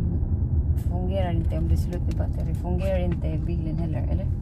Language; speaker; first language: Swedish; non-native, learner; Filipino